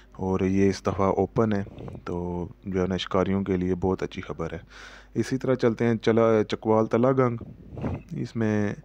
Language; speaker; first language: Urdu; native; Urdu